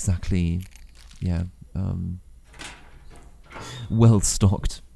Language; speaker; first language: English; native; English